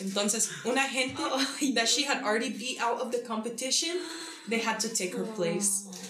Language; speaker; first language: English; early bilingual, other home language; Spanish